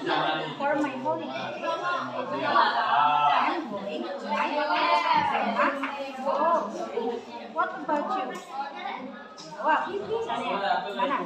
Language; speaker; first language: English; non-native, learner; Indonesian